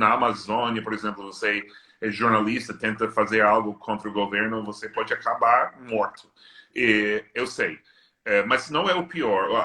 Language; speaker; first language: Portuguese; non-native, fluent; English